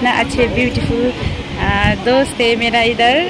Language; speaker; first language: Hindi; non-native, learner; Nepali